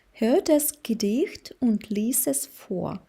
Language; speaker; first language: German; non-native, fluent; Ukrainian